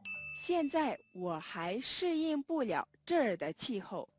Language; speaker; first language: Chinese; non-native, fluent; Mongolian